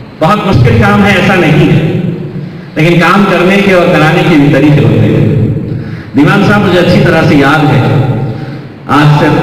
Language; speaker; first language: Urdu; native; Urdu